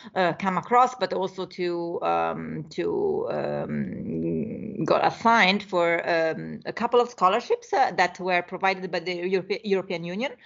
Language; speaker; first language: English; non-native, fluent; Italian